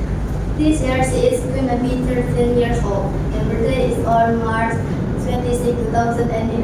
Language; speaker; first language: English; non-native, learner; Indonesian